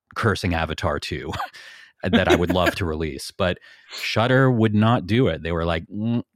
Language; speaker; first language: English; native; English